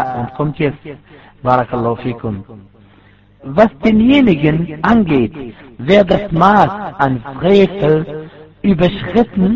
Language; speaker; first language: German; non-native, fluent; Arabic